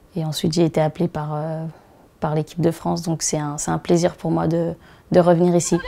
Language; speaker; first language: French; native; French